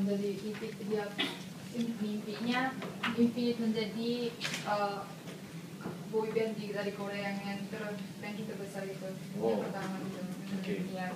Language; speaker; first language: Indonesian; non-native, fluent; Korean